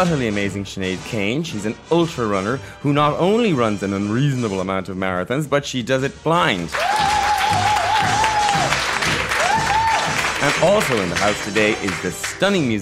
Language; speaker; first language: English; native; English